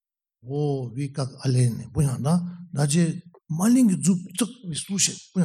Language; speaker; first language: Russian; non-native, learner; Tibetan